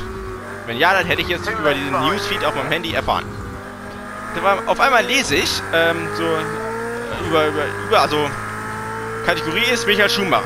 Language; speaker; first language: German; native; German